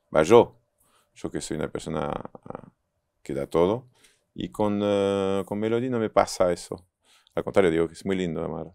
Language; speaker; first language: Spanish; non-native, fluent; French